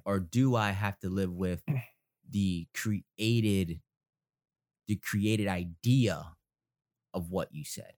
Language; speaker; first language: English; native; English